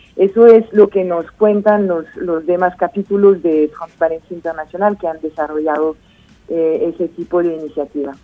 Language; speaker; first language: Spanish; non-native, fluent; French